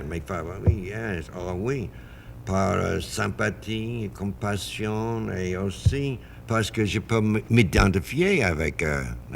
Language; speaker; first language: French; non-native, fluent; English